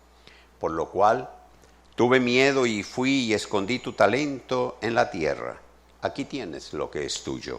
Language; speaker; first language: Spanish; native; Spanish